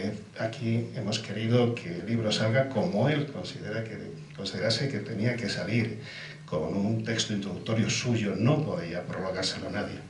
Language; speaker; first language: Spanish; native; Spanish